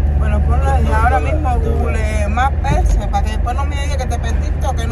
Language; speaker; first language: Spanish; native; Spanish